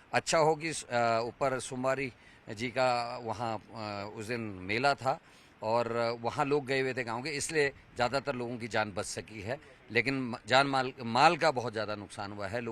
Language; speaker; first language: Hindi; native; Hindi